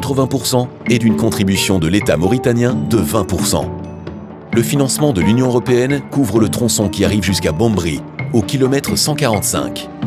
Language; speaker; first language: French; native; French